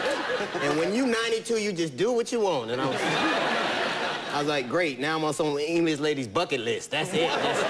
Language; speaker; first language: English; native; English